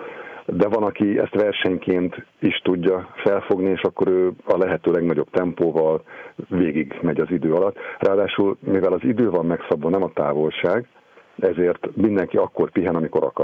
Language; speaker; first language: Hungarian; native; Hungarian